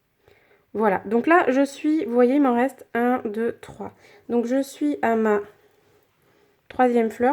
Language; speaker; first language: French; native; French